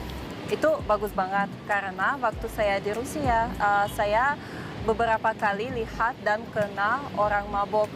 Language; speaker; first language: Indonesian; non-native, fluent; Russian